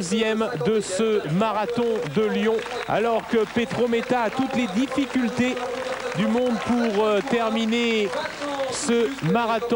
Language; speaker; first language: French; native; French